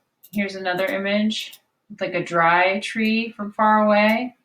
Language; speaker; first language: English; native; English